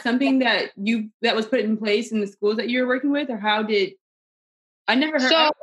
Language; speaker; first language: English; native; English